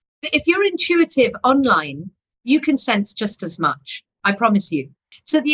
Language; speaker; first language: English; native; English